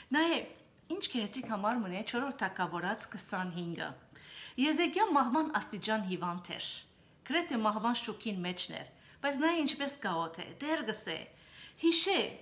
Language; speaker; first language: Armenian; early bilingual, heritage; Armenian